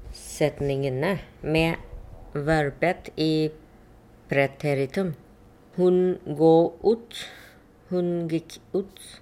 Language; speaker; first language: Norwegian; non-native, learner; Vietnamese